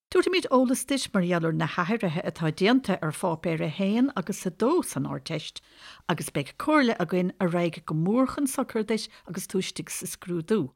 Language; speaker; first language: Irish; native; Irish